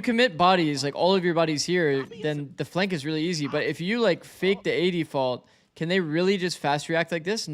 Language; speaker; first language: English; native; English